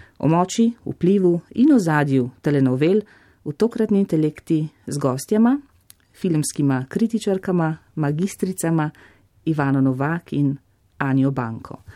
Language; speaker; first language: Slovenian; native; Slovenian